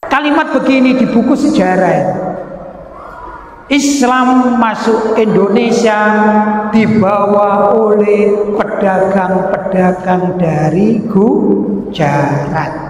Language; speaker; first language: Indonesian; native; Indonesian